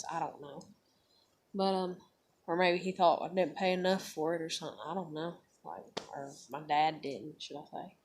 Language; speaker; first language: English; native; English